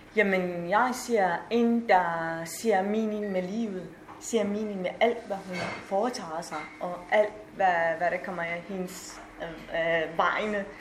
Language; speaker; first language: Danish; non-native, fluent; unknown